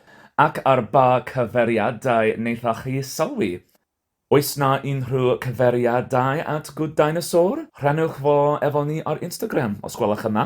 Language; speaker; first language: Welsh; non-native, fluent; English